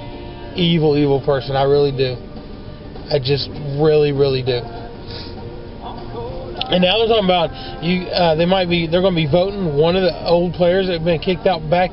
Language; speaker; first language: English; native; English